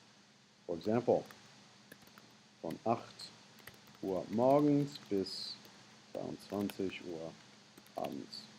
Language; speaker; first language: German; non-native, fluent; English